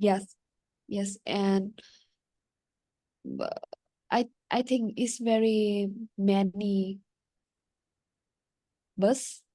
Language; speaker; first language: English; non-native, learner; Vietnamese